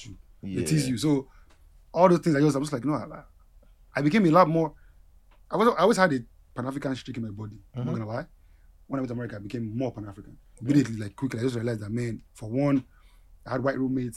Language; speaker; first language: English; non-native, local second language; Yoruba